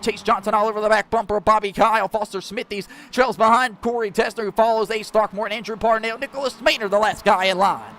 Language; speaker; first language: English; native; English